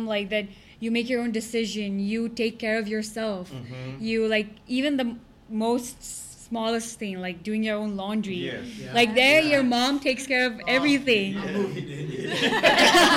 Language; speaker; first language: English; non-native, local second language; Gujarati